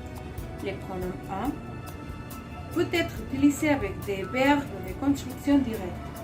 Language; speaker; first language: French; non-native, learner; Spanish